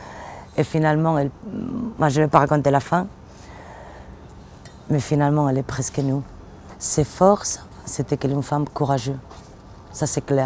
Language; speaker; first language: French; non-native, learner; Spanish